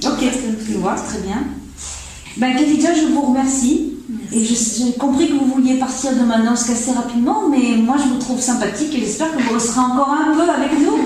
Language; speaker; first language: French; native; French